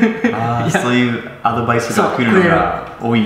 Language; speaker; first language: Japanese; non-native, fluent; English